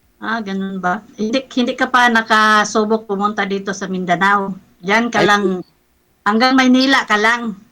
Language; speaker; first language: Filipino; non-native, local second language; Cebuano